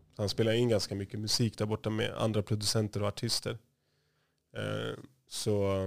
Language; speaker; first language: Swedish; native; Swedish